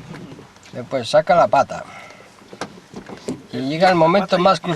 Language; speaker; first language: Spanish; native; Spanish